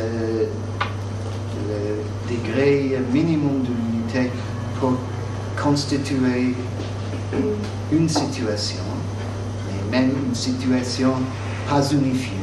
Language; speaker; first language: French; non-native, fluent; English